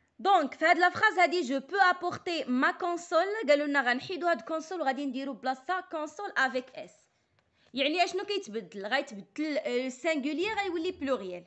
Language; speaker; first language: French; non-native, local second language; Arabic